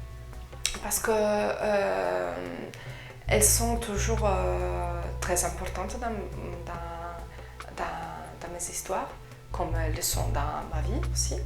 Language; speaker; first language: French; non-native, fluent; Italian